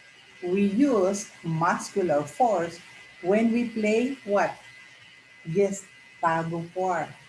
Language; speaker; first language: English; non-native, local second language; Filipino